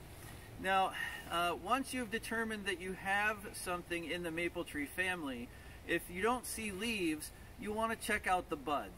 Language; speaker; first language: English; native; English